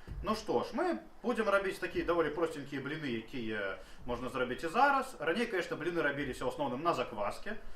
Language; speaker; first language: Belarusian; native; Belarusian